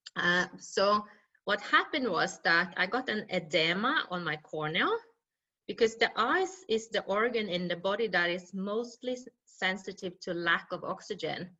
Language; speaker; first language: English; non-native, fluent; Norwegian